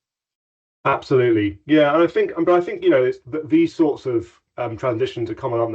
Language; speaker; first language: English; native; English